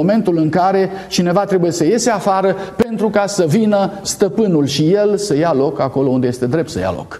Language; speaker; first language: Romanian; native; Romanian